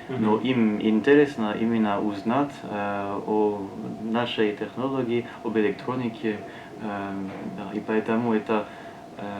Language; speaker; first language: Russian; non-native, learner; French